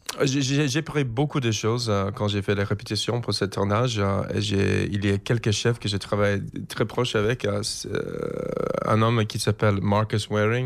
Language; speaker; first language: French; non-native, learner; English